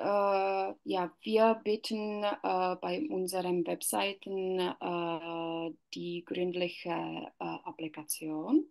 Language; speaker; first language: German; non-native, learner; Czech